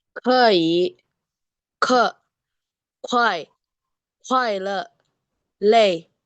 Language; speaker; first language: Chinese; non-native, learner; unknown